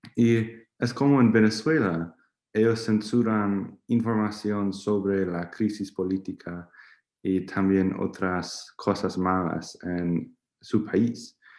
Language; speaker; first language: Spanish; non-native, learner; English